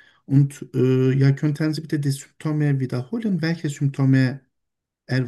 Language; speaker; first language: German; non-native, learner; Turkish